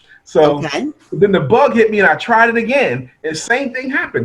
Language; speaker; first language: English; native; English